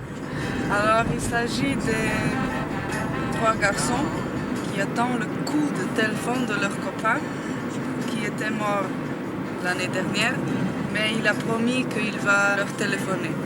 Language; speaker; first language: French; non-native, fluent; Slovenian